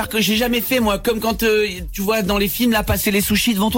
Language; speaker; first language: French; native; French